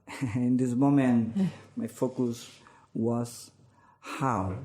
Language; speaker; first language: English; non-native, learner; Spanish